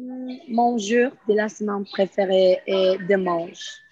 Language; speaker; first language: French; non-native, learner; Spanish